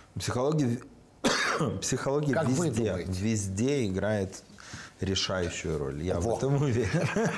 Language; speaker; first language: Russian; native; Russian